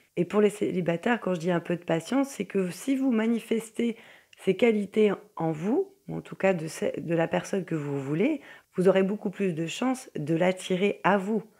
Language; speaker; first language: French; native; French